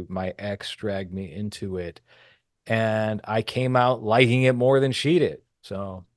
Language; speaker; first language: English; native; English